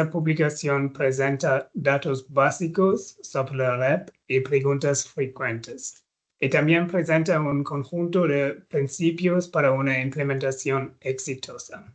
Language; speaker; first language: Spanish; non-native, fluent; German